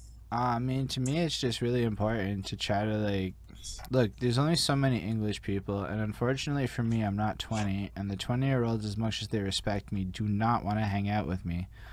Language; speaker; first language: English; native; English